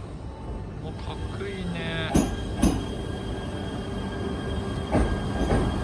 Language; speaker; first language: Japanese; native; Japanese